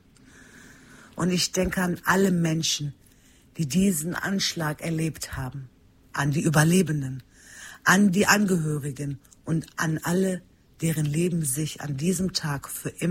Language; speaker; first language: German; early bilingual, other home language; Turkish